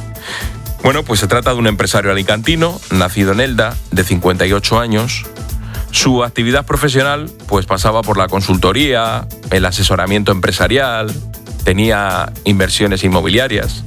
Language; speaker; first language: Spanish; native; Spanish